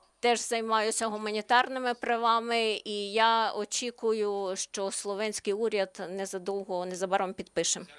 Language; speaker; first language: Ukrainian; non-native, learner; Slovenian